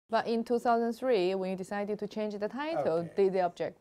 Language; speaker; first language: English; non-native, fluent; Chinese